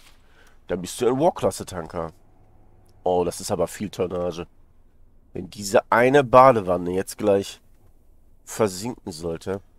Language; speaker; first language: German; native; German